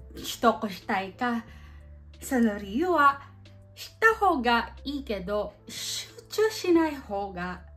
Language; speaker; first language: Japanese; non-native, learner; Filipino